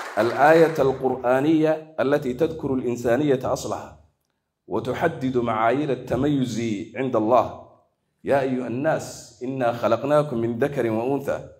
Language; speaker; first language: Arabic; non-native, local second language; Somali